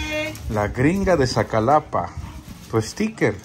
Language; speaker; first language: Spanish; native; Spanish